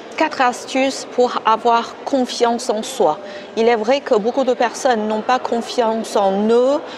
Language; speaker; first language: French; non-native, fluent; Chinese